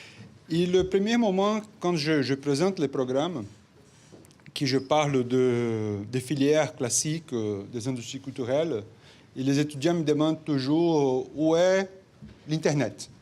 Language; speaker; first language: French; non-native, fluent; Portuguese